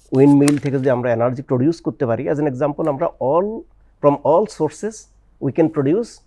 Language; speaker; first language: Bangla; native; Bangla